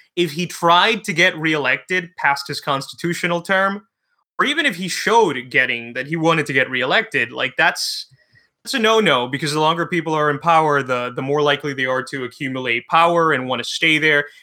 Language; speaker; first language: English; early bilingual, other home language; Spanish